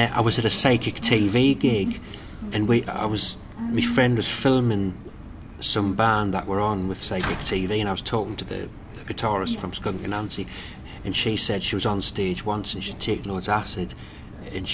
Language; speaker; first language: English; native; English